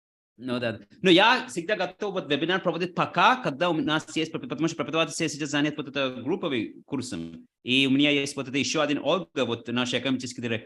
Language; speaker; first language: Russian; non-native, fluent; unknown